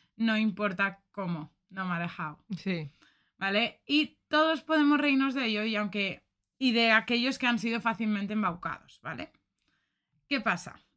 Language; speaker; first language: Spanish; native; Spanish